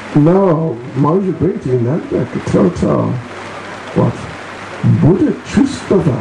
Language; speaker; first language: Russian; non-native, learner; English